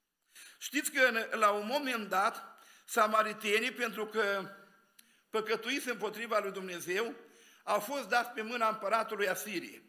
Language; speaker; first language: Romanian; native; Romanian